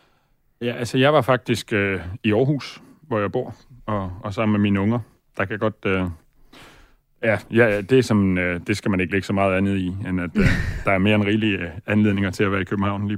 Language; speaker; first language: Danish; native; Danish